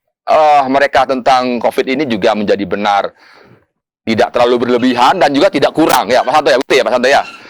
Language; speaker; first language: Indonesian; native; Indonesian